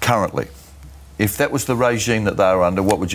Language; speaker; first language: English; native; English